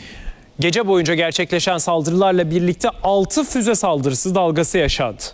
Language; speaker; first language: Turkish; native; Turkish